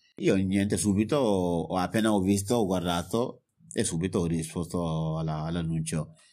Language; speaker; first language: Italian; non-native, fluent; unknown